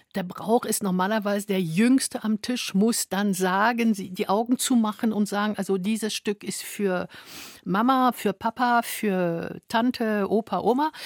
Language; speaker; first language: German; non-native, fluent; French